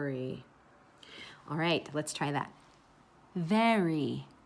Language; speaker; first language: English; native; English